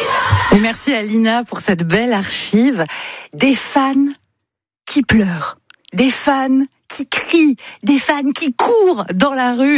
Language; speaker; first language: French; native; French